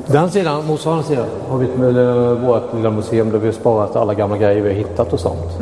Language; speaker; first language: Swedish; native; Swedish